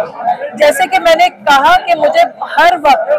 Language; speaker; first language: Hindi; native; Hindi